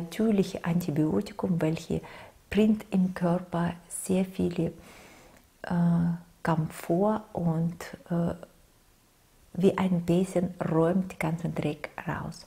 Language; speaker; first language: German; non-native, fluent; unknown